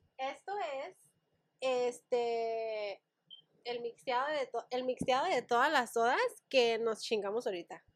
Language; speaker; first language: Spanish; early bilingual, heritage; Spanish